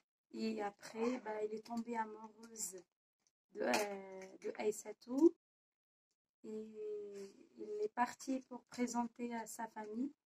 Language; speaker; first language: French; non-native, learner; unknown